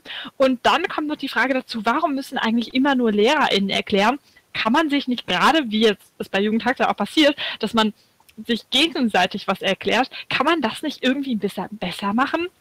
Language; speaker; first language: German; native; German